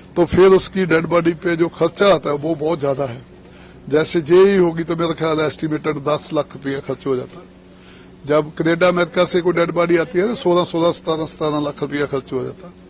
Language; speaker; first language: Hindi; non-native, local second language; Punjabi